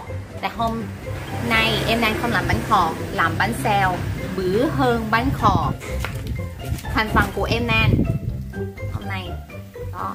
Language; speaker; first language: Vietnamese; non-native, learner; Thai